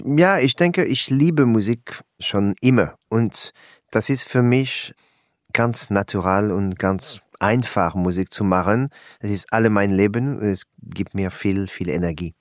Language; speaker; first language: German; non-native, learner; French